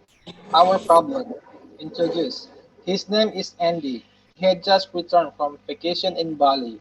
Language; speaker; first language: English; non-native, learner; Indonesian